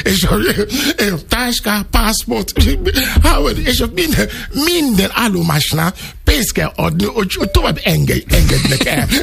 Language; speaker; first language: Hungarian; non-native, learner; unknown